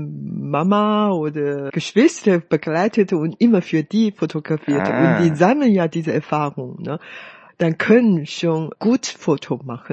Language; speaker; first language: German; non-native, fluent; Chinese